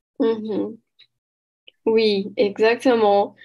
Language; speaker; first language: French; non-native, learner; Portuguese